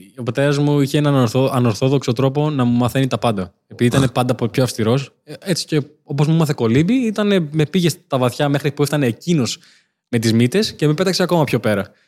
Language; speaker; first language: Greek; early bilingual, other home language; Albanian